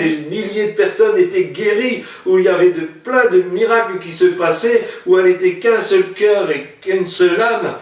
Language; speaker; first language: French; native; French